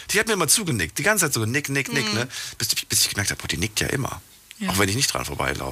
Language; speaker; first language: German; native; German